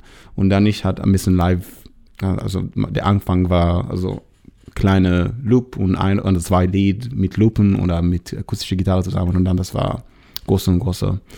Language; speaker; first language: German; non-native, learner; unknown